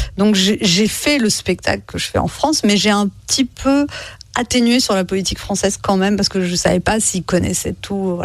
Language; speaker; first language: French; native; French